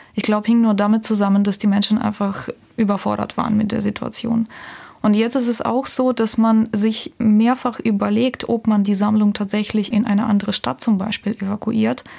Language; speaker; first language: German; non-native, fluent; Ukrainian